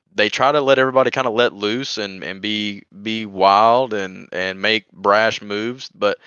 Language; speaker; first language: English; native; English